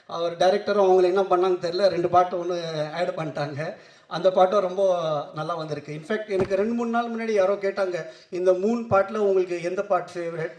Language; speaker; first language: Tamil; non-native, local second language; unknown